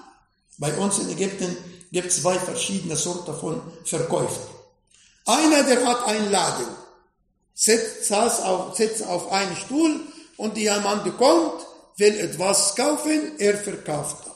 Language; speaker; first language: German; non-native, fluent; Arabic